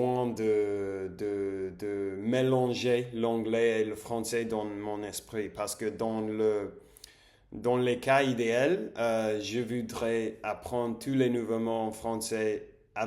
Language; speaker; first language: French; non-native, learner; English